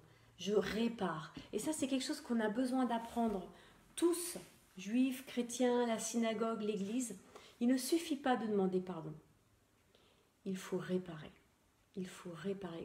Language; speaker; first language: French; native; French